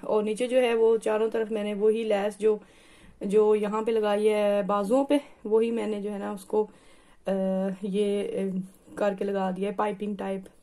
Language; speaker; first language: Hindi; native; Hindi